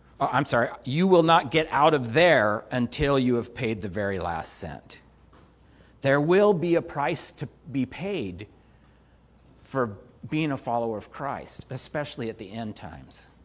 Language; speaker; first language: English; native; English